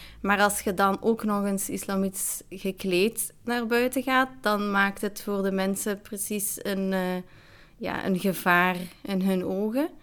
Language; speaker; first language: Dutch; early bilingual, other home language; Arabic